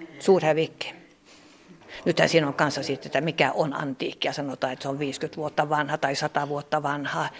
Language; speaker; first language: Finnish; non-native, local second language; Swedish